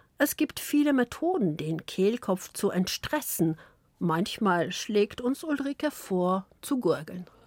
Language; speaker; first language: German; early bilingual, other home language; Polish